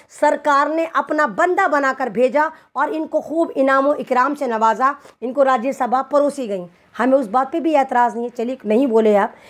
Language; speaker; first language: Hindi; native; Hindi